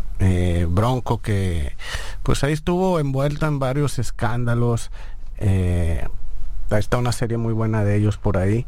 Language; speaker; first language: Spanish; native; Spanish